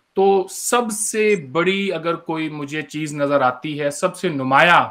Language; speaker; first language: Hindi; native; Hindi